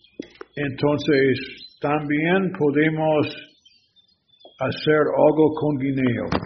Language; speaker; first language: Spanish; non-native, learner; English